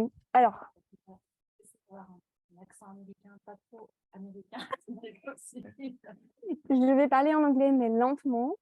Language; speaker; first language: French; non-native, fluent; English